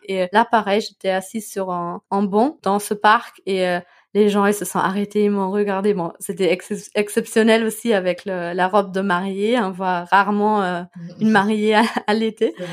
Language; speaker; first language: French; non-native, fluent; German